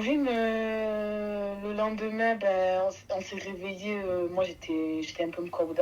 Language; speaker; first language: French; native; French